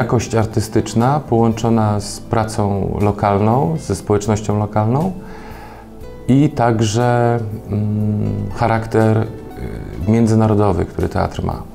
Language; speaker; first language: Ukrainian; non-native, learner; Polish